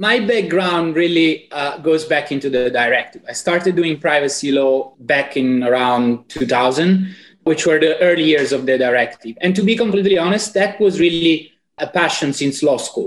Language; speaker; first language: English; non-native, fluent; Italian